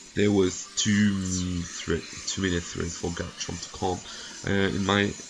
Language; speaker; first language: English; non-native, fluent; French